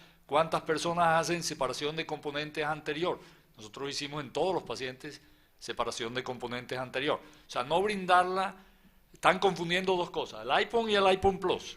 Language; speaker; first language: Spanish; native; Spanish